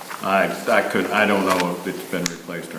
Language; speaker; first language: English; native; English